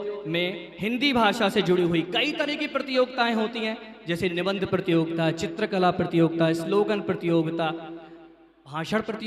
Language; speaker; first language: Hindi; native; Hindi